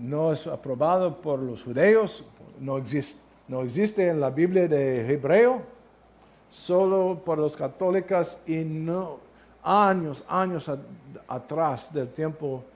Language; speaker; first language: Spanish; non-native, learner; English